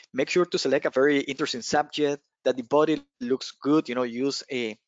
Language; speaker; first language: English; non-native, fluent; Spanish